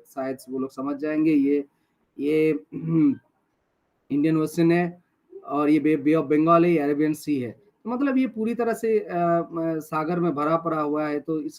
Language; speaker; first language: Hindi; non-native, local second language; Bangla